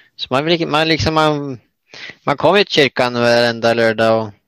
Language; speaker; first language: Swedish; native; Swedish